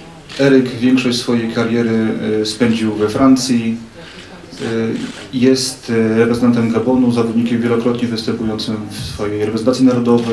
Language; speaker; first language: Polish; native; Polish